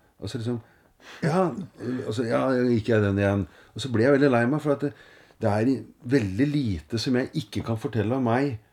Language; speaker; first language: Norwegian; native; Norwegian